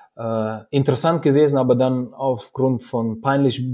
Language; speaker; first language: German; early bilingual, other home language; Russian